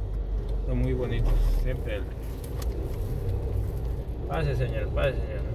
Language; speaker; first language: Spanish; native; Spanish